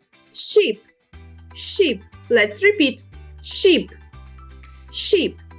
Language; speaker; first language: English; non-native, learner; Ukrainian